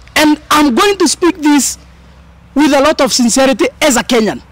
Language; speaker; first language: English; non-native, local second language; Kikuyu